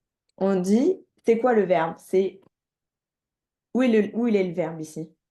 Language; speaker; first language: French; native; French